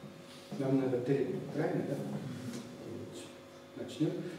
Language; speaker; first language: Russian; non-native, learner; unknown